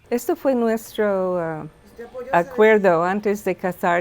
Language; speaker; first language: Spanish; non-native, fluent; English